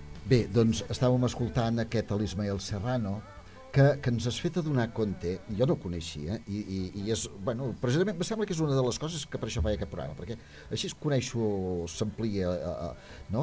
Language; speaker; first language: Catalan; native; Catalan